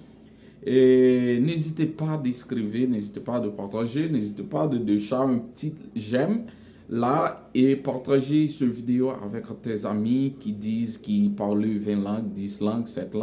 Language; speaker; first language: French; non-native, local second language; Haitian Creole